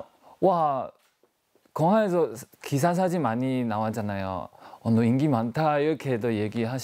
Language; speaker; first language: Korean; non-native, learner; Chinese